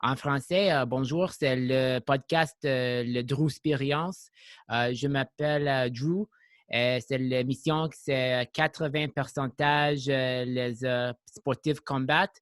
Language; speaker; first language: French; non-native, local second language; English